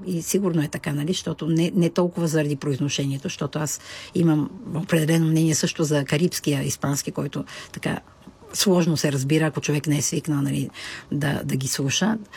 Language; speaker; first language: Bulgarian; native; Bulgarian